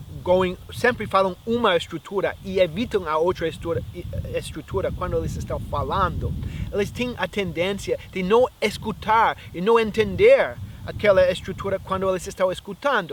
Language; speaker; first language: Portuguese; non-native, fluent; English